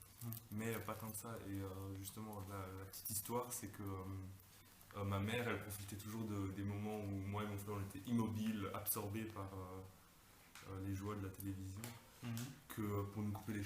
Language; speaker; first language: French; native; French